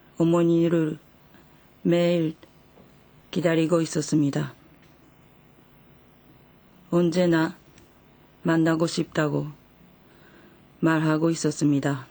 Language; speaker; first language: Korean; non-native, fluent; Japanese